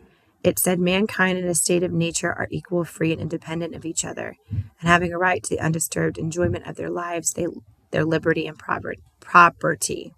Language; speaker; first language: English; native; English